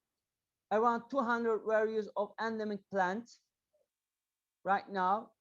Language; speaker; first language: English; non-native, learner; Turkish